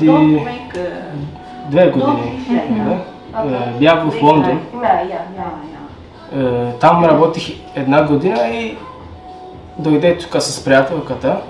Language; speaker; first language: Bulgarian; non-native, local second language; Turkish